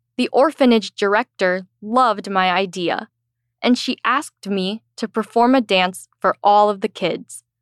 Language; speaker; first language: English; native; English